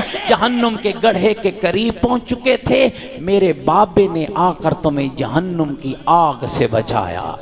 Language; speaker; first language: Urdu; native; Urdu